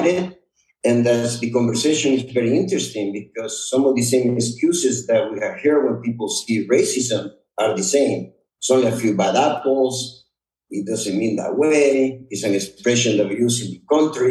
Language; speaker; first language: English; non-native, fluent; Spanish